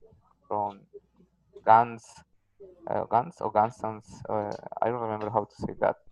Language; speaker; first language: English; non-native, learner; Spanish